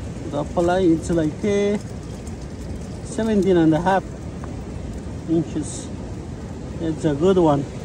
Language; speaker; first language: English; non-native, learner; Spanish